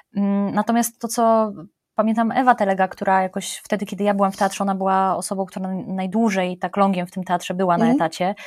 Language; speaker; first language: Polish; native; Polish